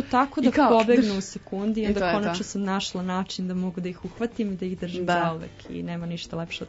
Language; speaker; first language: Serbian; native; Serbian